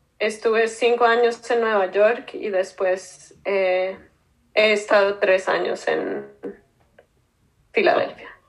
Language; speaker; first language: Spanish; native; Spanish